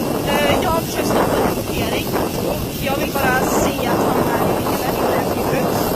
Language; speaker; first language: Swedish; native; Swedish